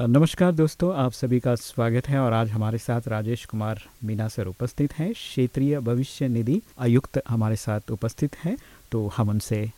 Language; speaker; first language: Hindi; native; Hindi